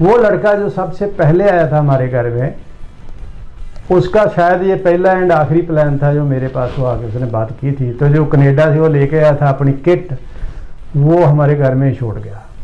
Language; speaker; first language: Hindi; non-native, local second language; Punjabi